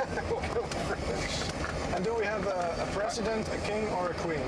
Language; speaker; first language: English; non-native, fluent; Dutch